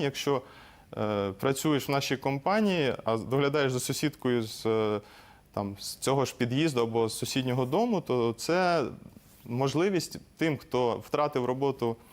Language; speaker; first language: Ukrainian; native; Ukrainian